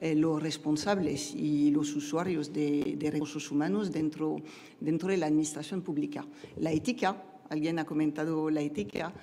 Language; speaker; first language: Spanish; non-native, fluent; French